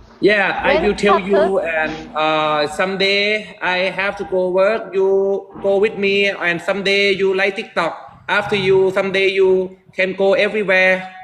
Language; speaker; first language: English; non-native, learner; Thai